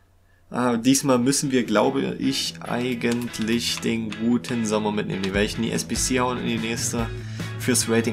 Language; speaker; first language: German; native; German